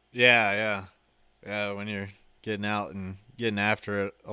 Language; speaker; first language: English; native; English